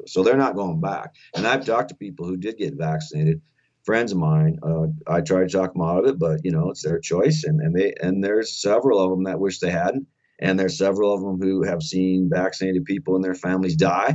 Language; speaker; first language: English; native; English